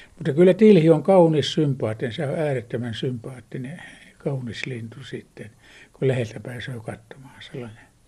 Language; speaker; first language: Finnish; native; Finnish